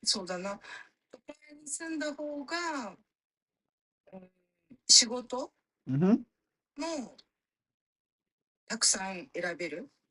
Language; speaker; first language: Japanese; non-native, fluent; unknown